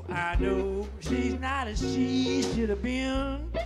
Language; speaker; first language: English; native; English